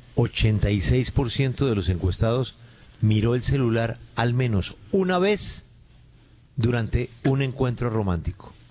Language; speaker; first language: Spanish; native; Spanish